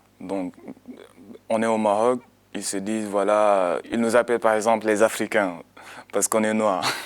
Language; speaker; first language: French; non-native, local second language; Wolof